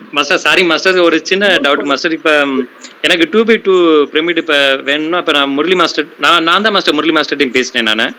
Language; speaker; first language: Tamil; native; Tamil